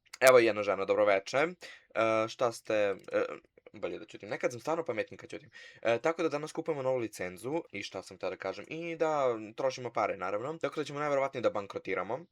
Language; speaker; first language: Bosnian; early bilingual, heritage; Bosnian